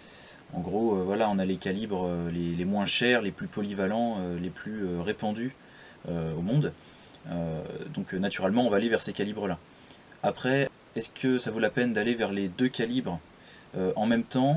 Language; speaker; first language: French; native; French